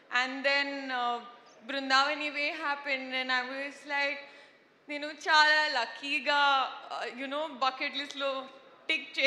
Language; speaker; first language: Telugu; non-native, learner; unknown